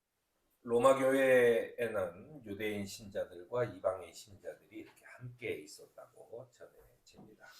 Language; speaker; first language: Korean; native; Korean